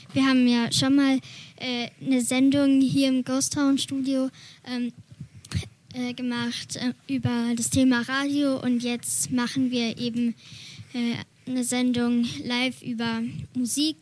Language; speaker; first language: German; native; German